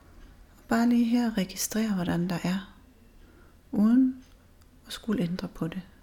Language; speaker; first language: Danish; native; Danish